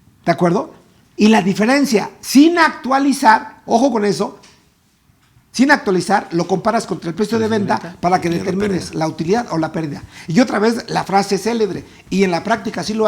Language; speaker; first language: Spanish; native; Spanish